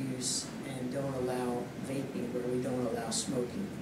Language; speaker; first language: English; native; English